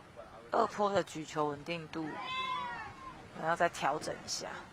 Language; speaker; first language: Chinese; native; Chinese